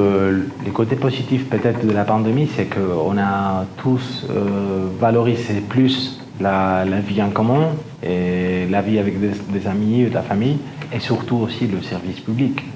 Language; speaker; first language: French; non-native, fluent; Spanish